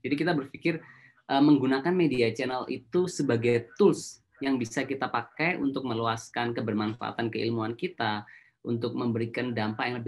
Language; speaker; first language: Indonesian; native; Indonesian